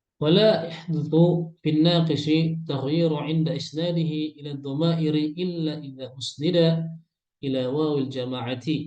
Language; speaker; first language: Arabic; non-native, fluent; Indonesian